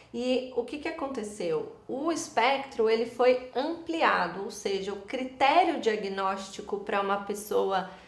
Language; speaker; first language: Portuguese; native; Portuguese